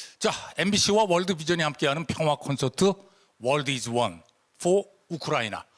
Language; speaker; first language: Korean; native; Korean